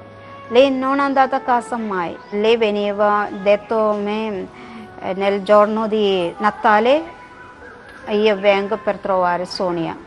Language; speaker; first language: Italian; non-native, learner; Malayalam